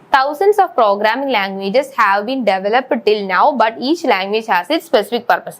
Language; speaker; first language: English; non-native, local second language; Malayalam